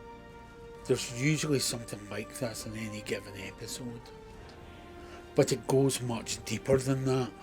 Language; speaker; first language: English; native; English